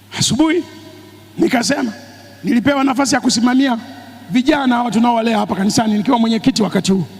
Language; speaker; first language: Swahili; native; Swahili